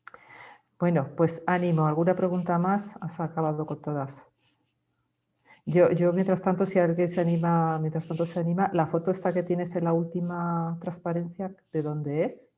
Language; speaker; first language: Spanish; native; Spanish